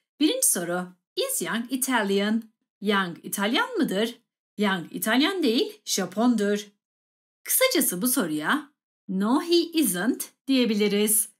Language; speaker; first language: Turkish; native; Turkish